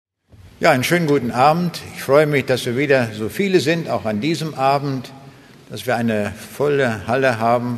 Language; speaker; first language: German; native; German